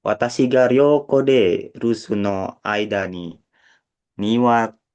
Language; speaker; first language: Japanese; non-native, learner; Indonesian